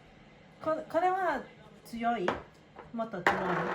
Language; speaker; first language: Japanese; non-native, learner; English